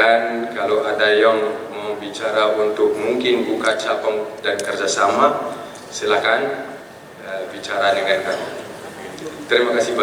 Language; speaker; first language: Indonesian; non-native, fluent; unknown